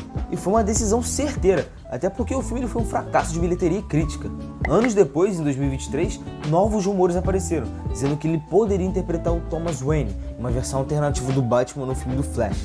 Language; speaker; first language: Portuguese; native; Portuguese